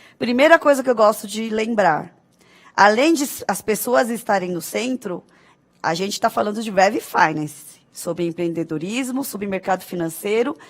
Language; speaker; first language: Portuguese; early bilingual, other home language; Korean